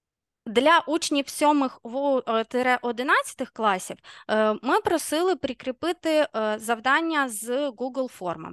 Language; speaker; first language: Ukrainian; native; Ukrainian